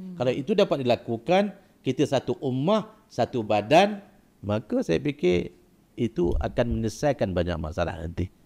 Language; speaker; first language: Malay; native; Malay